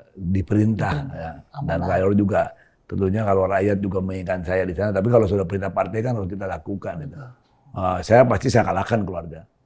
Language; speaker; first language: Indonesian; native; Indonesian